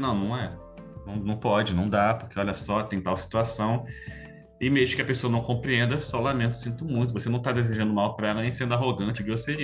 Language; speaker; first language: Portuguese; native; Portuguese